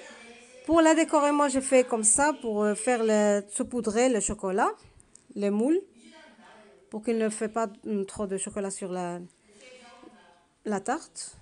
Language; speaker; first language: French; non-native, learner; Arabic